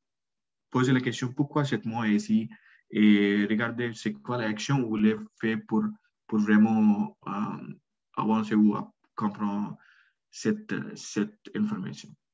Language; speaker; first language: French; non-native, learner; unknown